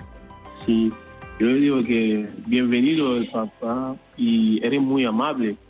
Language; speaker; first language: Spanish; non-native, learner; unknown